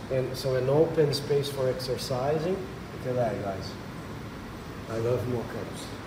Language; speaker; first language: English; non-native, fluent; Portuguese